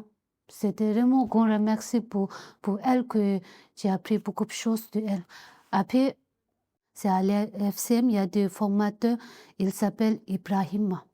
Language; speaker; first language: French; non-native, learner; Tibetan